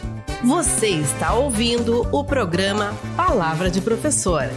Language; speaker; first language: Portuguese; native; Portuguese